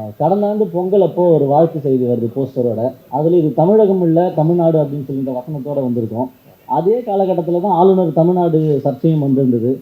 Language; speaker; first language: Tamil; native; Tamil